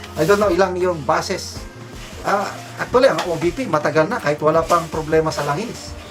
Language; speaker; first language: Filipino; non-native, local second language; Cebuano